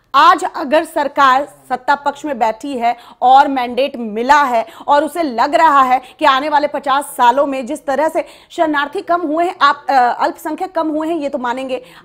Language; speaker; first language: Hindi; native; Hindi